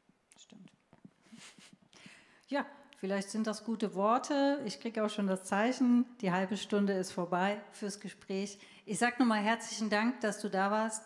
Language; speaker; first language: German; native; German